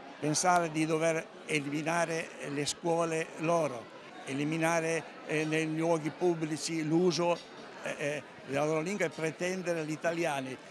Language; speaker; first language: Italian; native; Italian